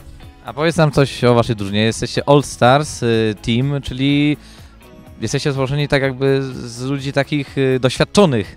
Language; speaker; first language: Polish; native; Polish